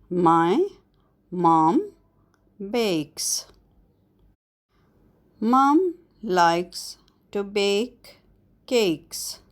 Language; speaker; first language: English; non-native, fluent; Arabic